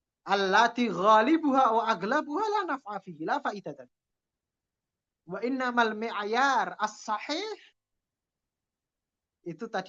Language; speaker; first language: Arabic; non-native, fluent; Indonesian